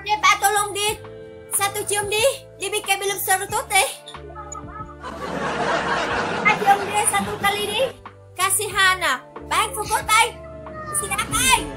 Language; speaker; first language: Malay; non-native, learner; Vietnamese